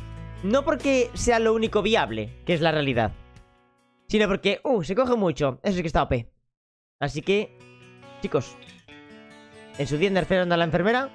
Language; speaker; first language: Spanish; native; Spanish